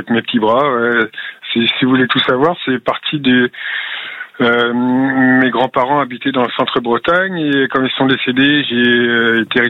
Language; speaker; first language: French; native; French